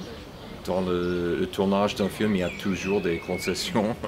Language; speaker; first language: French; non-native, fluent; English